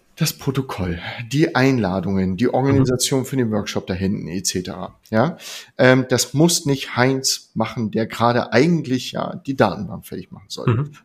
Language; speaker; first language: German; native; German